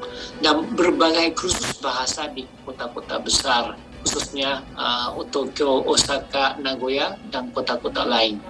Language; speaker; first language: Indonesian; non-native, fluent; Japanese